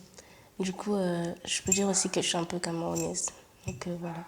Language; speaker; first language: French; non-native, local second language; Sango